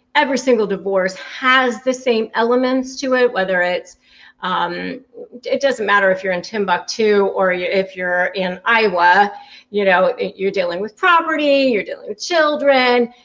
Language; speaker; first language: English; native; English